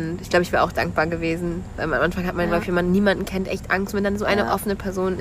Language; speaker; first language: German; native; German